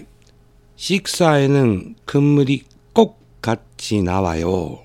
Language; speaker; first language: Korean; non-native, fluent; Japanese